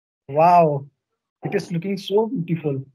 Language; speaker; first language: English; non-native, learner; Hindi